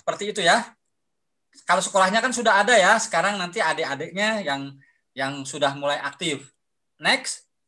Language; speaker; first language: Indonesian; native; Indonesian